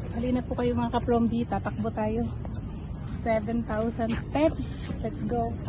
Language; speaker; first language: Filipino; non-native, local second language; Cebuano